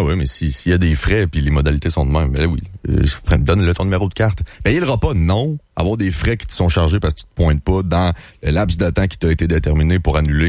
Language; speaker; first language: French; native; French